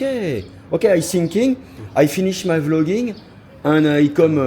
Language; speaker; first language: English; non-native, learner; French